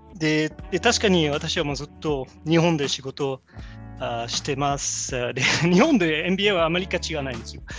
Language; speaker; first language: Japanese; non-native, fluent; French